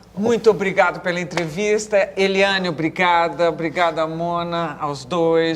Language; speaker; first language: Portuguese; native; Portuguese